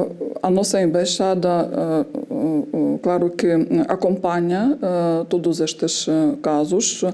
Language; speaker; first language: Portuguese; non-native, fluent; Ukrainian